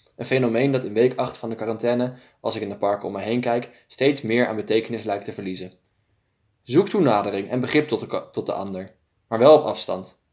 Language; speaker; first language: Dutch; native; Dutch